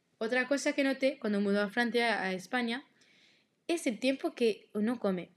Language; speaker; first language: Spanish; non-native, learner; French